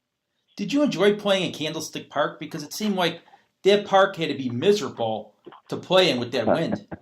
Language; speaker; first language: English; native; English